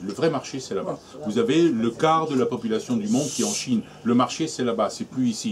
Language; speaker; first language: French; native; French